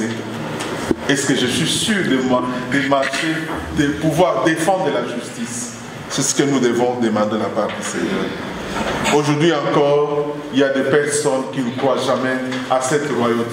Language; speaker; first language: French; non-native, local second language; Lingala